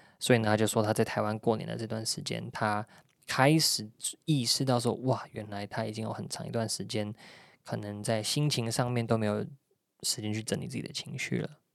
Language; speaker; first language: Chinese; native; Chinese